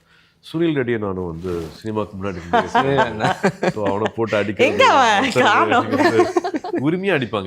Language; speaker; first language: Tamil; native; Tamil